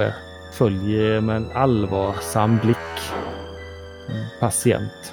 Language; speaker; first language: Swedish; native; Swedish